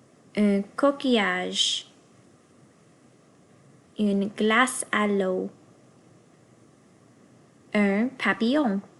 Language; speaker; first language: French; non-native, fluent; English